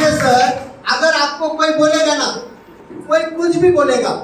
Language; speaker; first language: Hindi; non-native, local second language; Marathi